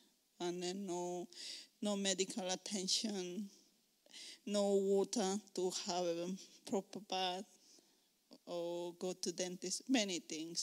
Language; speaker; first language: English; non-native, learner; Spanish